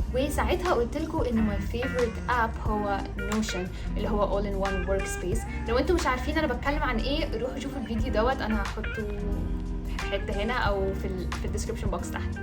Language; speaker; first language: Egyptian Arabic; native; Egyptian Arabic